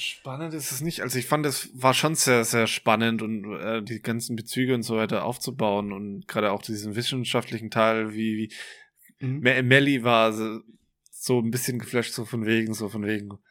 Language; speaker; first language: German; native; German